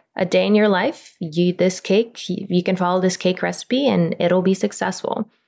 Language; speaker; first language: English; non-native, fluent; Romanian